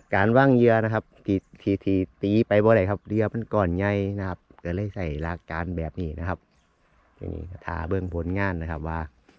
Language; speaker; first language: Thai; native; Thai